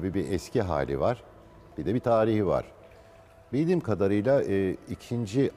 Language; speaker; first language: Turkish; native; Turkish